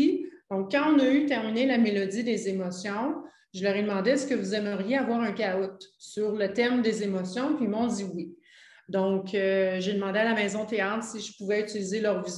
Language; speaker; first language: French; native; French